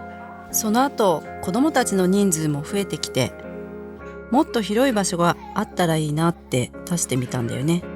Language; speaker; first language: Japanese; native; Japanese